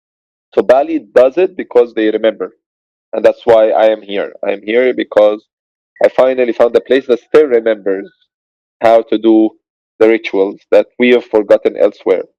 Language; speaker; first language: English; non-native, fluent; Arabic